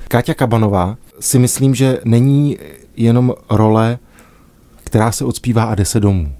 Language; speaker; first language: Czech; native; Czech